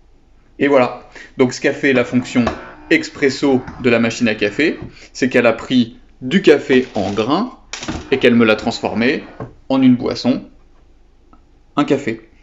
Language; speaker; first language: French; native; French